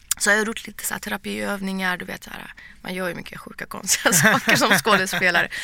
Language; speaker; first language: Swedish; early bilingual, other home language; Persian